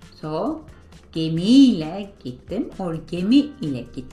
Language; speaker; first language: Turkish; non-native, fluent; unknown